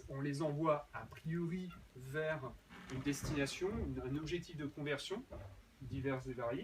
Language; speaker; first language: French; native; French